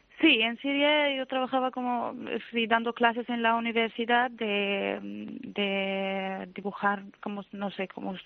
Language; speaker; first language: Spanish; non-native, fluent; Arabic